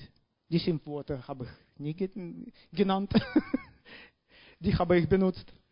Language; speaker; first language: German; non-native, learner; Russian